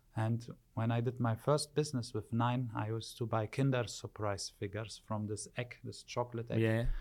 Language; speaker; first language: English; early bilingual, other home language; German